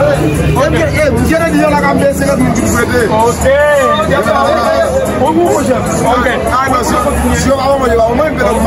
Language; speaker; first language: French; non-native, local second language; Haitian Creole